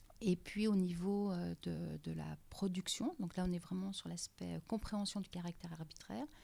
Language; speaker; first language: French; native; French